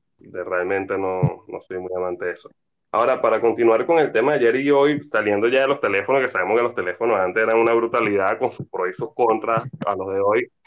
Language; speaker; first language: Spanish; native; Spanish